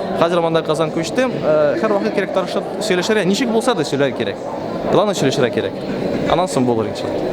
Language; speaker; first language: Tatar; non-native, local second language; Russian